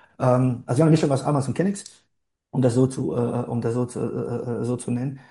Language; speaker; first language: German; non-native, fluent; Bosnian